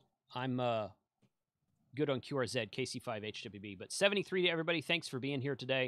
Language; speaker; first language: English; native; English